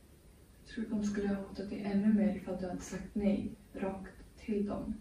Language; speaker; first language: Swedish; native; Swedish